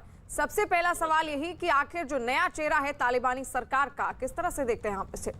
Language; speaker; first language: Hindi; native; Hindi